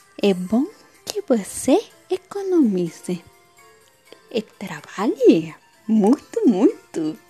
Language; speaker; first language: Portuguese; non-native, learner; Spanish